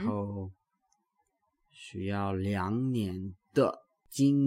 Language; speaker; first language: Chinese; non-native, learner; English